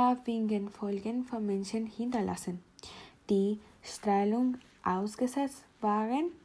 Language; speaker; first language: German; non-native, learner; Spanish